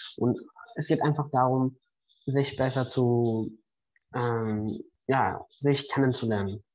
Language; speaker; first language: German; non-native, fluent; Spanish